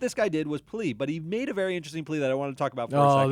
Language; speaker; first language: English; native; English